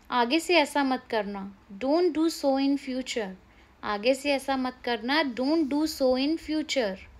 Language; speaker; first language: Hindi; native; Hindi